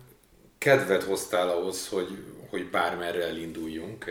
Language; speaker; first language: Hungarian; native; Hungarian